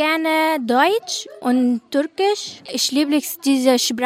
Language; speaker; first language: German; non-native, learner; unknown